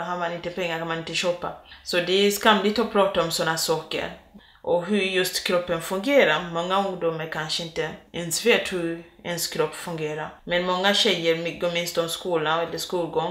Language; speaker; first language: Swedish; non-native, fluent; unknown